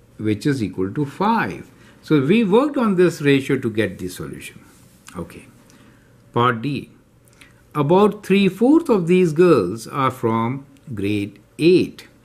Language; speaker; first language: English; non-native, local second language; Hindi